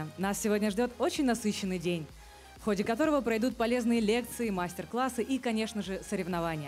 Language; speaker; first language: Russian; native; Russian